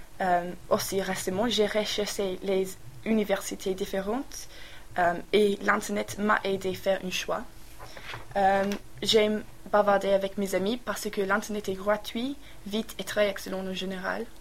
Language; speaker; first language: French; non-native, learner; English